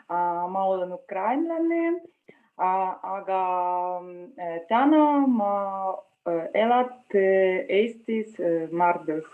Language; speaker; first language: Estonian; non-native, learner; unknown